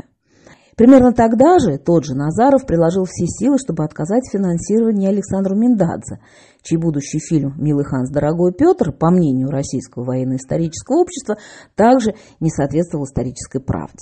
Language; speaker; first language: Russian; native; Russian